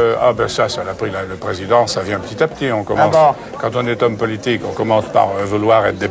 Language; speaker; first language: French; native; French